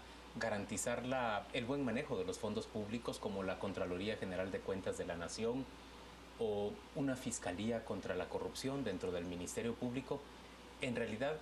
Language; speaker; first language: Spanish; native; Spanish